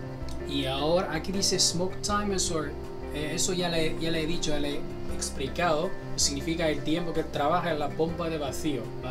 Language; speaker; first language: Spanish; non-native, learner; Chinese